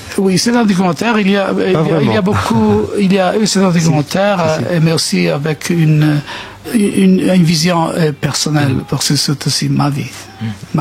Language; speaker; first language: French; non-native, fluent; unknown